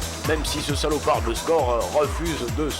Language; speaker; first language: French; native; French